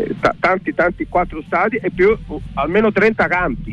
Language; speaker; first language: Italian; native; Italian